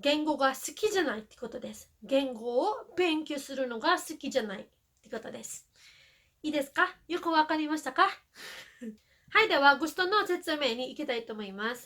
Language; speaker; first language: Japanese; non-native, fluent; Filipino